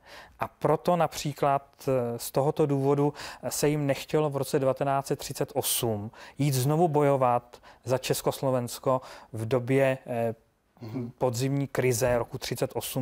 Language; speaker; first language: Czech; native; Czech